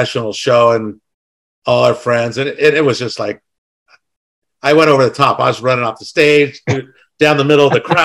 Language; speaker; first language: English; native; English